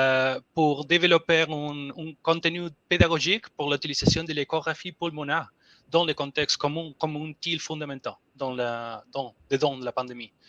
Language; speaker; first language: French; non-native, learner; Spanish